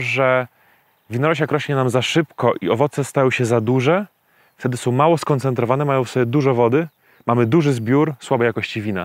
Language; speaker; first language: Polish; native; Polish